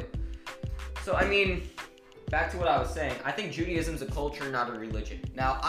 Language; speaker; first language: English; native; English